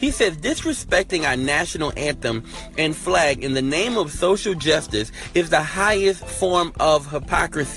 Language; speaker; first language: English; native; English